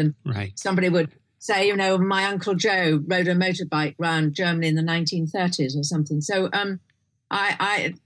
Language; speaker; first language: English; native; English